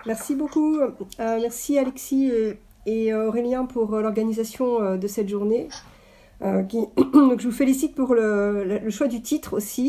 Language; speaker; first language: French; native; French